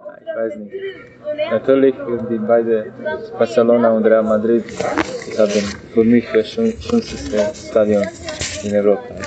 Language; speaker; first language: German; non-native, learner; Spanish